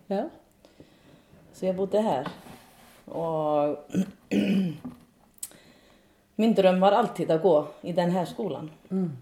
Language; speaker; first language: Swedish; non-native, fluent; Icelandic